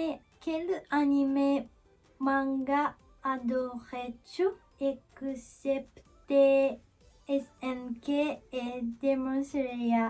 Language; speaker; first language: French; non-native, learner; Japanese